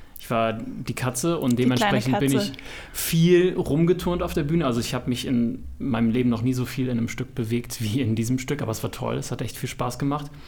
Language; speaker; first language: German; native; German